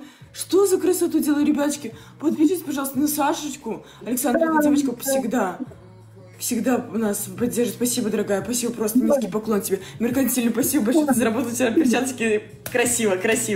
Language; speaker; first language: Russian; native; Russian